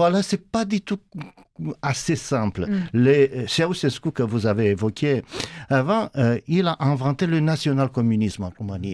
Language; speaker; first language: French; non-native, fluent; Romanian